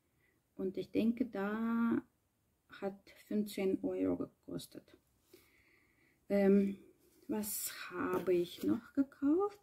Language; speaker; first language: German; non-native, learner; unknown